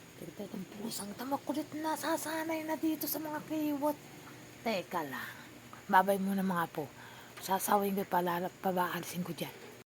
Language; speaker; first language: Filipino; native; Filipino